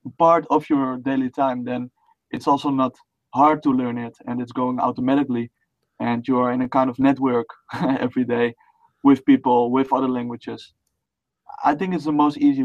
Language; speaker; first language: English; non-native, fluent; Dutch